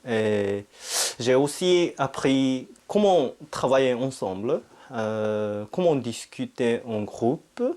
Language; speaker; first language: French; non-native, fluent; Japanese